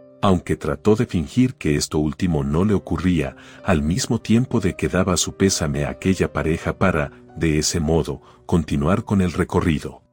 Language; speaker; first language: Spanish; native; Spanish